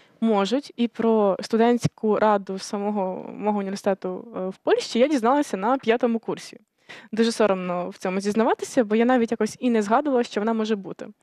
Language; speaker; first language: Ukrainian; native; Ukrainian